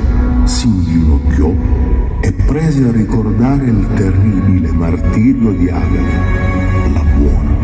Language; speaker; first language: Italian; native; Italian